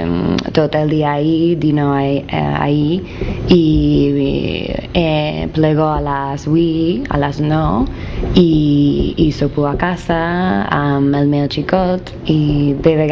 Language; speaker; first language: Catalan; non-native, learner; English